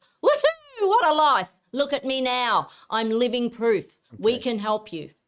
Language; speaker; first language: English; native; English